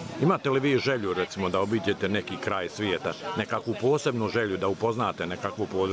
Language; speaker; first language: Serbian; native; Serbian